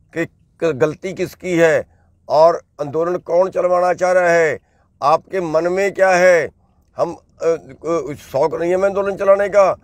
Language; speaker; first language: Hindi; non-native, local second language; Punjabi